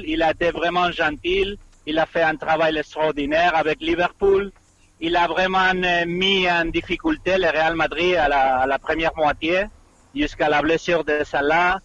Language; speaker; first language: French; non-native, fluent; Spanish